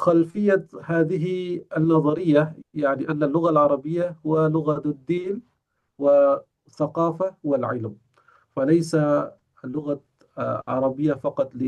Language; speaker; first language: Arabic; non-native, fluent; Indonesian